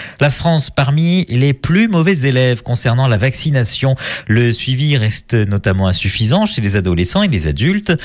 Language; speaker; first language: French; native; French